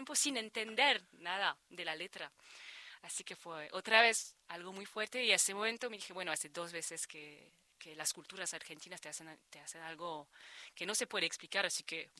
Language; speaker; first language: Spanish; non-native, fluent; French